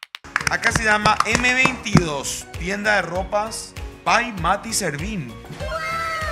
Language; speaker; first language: Spanish; native; Spanish